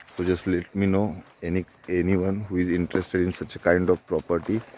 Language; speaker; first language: English; non-native, local second language; Marathi